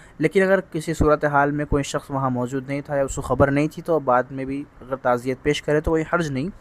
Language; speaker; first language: Urdu; native; Urdu